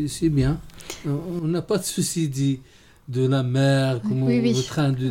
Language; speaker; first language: French; non-native, learner; Arabic